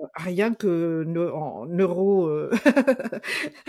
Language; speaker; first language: French; non-native, local second language; Malagasy